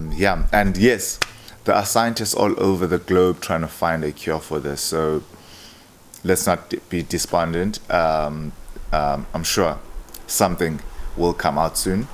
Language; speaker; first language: English; non-native, local second language; Xhosa